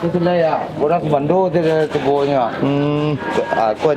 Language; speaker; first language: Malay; non-native, local second language; Minangkabau